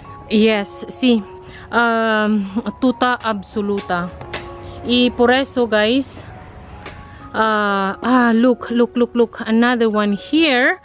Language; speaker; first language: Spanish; non-native, learner; Filipino